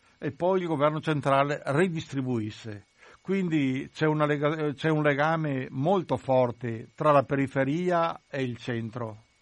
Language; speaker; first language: Italian; native; Italian